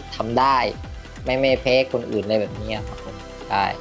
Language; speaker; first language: Thai; native; Thai